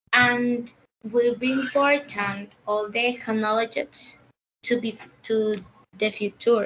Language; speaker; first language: English; non-native, learner; Spanish